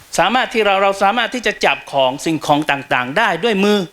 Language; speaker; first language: Thai; native; Thai